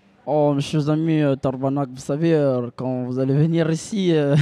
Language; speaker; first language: French; native; French